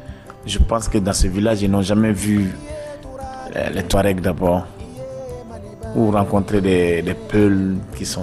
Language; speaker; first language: French; non-native, local second language; Bambara